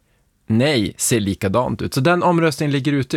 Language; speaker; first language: Swedish; native; Swedish